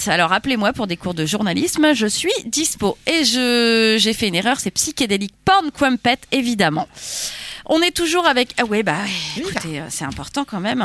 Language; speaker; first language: French; native; French